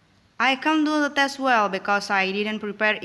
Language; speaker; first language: English; non-native, local second language; Indonesian